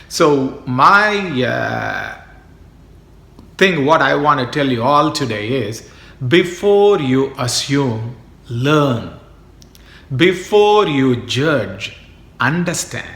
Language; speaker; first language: English; non-native, local second language; Tamil